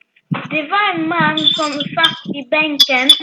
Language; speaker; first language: Swedish; early bilingual, other home language; French